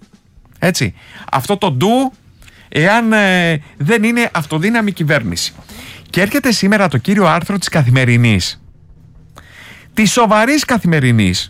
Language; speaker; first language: Greek; native; Greek